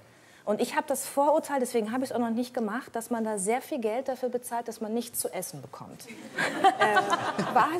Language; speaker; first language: German; native; German